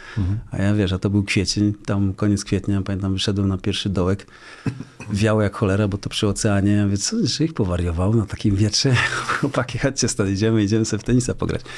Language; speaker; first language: Polish; native; Polish